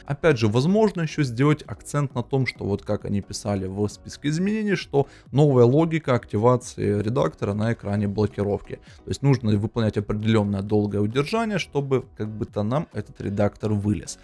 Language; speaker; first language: Russian; native; Russian